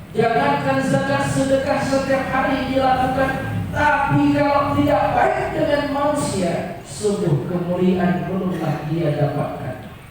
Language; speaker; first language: Indonesian; non-native, local second language; Minangkabau